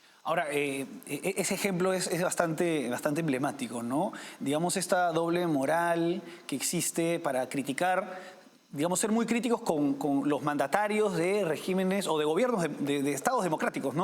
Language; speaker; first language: Spanish; native; Spanish